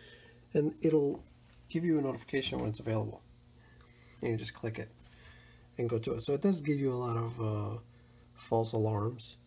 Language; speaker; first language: English; native; English